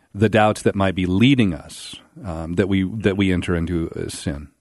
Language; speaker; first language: English; native; English